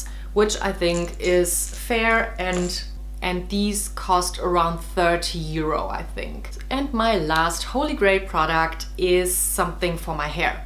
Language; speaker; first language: English; non-native, fluent; German